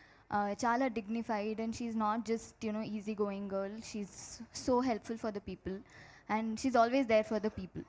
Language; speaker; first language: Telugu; non-native, learner; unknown